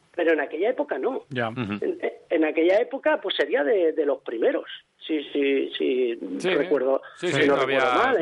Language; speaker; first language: Spanish; native; Spanish